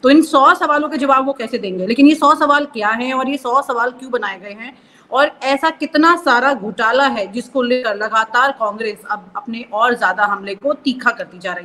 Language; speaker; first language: Hindi; native; Hindi